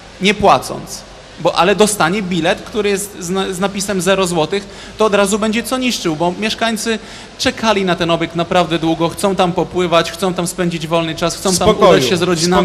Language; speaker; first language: Polish; native; Polish